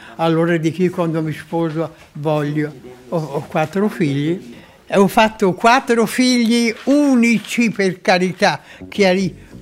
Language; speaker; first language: Italian; native; Italian